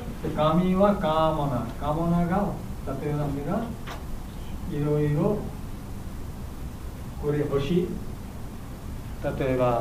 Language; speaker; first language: Japanese; non-native, learner; Bangla